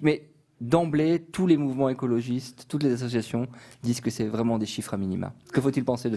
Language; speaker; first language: French; native; French